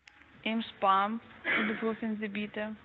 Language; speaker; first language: German; non-native, learner; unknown